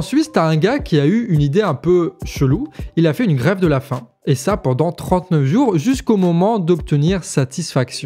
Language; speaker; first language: French; native; French